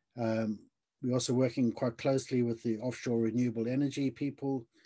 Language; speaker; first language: English; native; English